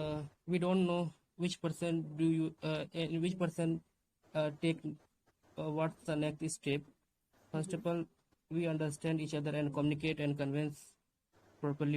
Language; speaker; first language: English; non-native, learner; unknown